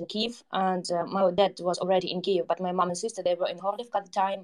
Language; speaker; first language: English; non-native, fluent; Ukrainian